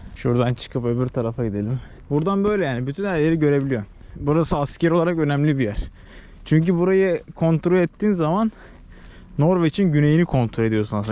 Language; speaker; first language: Turkish; native; Turkish